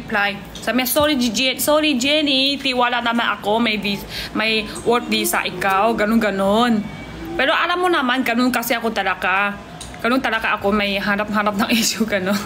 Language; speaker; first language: Filipino; non-native, learner; Chinese